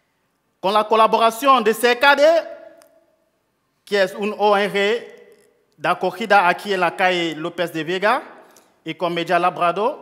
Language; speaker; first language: Spanish; non-native, fluent; French